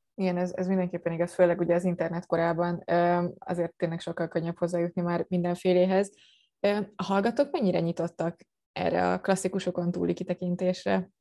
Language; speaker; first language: Hungarian; native; Hungarian